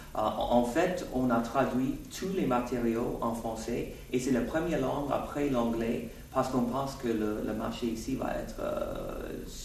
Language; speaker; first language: French; non-native, fluent; English